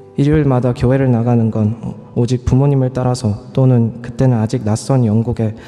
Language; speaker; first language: Korean; early bilingual, other home language; English